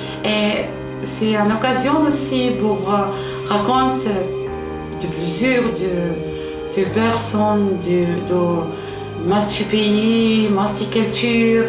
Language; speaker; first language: French; non-native, learner; Arabic